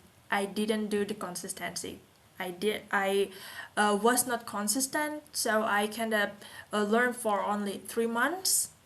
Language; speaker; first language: English; non-native, fluent; Indonesian